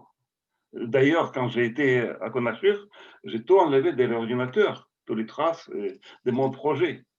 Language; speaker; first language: French; non-native, fluent; Russian